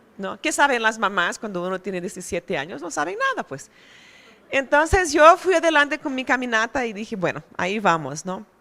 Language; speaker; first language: Spanish; non-native, fluent; Portuguese